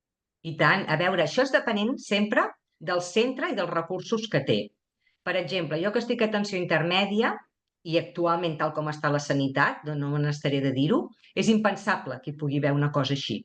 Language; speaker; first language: Catalan; native; Catalan